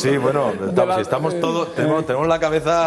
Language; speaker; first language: Spanish; native; Spanish